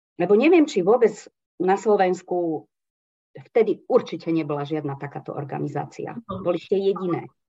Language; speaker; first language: Slovak; non-native, local second language; Hungarian